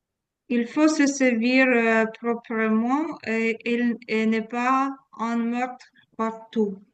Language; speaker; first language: French; non-native, learner; Ukrainian